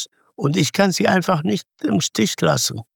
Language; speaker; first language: German; non-native, fluent; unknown